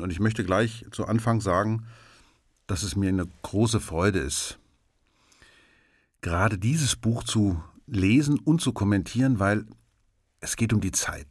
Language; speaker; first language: German; native; German